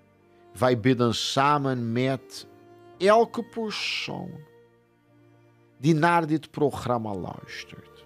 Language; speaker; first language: Dutch; non-native, fluent; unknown